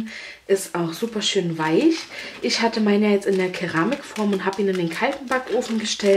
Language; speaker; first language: German; native; German